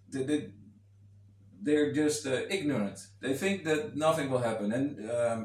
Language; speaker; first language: English; non-native, fluent; Dutch